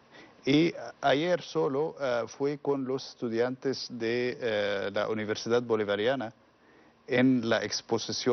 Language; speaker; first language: Spanish; non-native, learner; Arabic